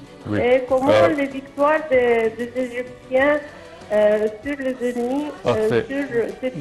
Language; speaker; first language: French; non-native, local second language; Arabic